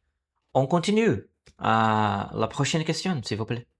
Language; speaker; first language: French; non-native, learner; Portuguese